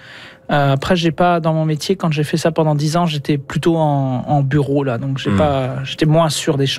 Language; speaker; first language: French; native; French